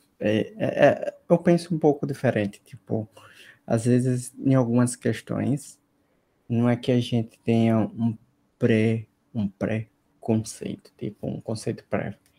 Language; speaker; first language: Portuguese; native; Portuguese